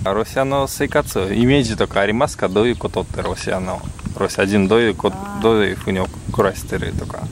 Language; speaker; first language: Japanese; non-native, fluent; Russian